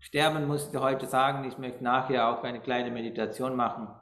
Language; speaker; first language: German; non-native, learner; Sinhala